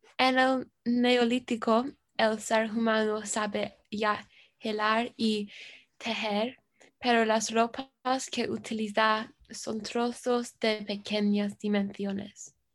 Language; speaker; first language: Spanish; non-native, learner; English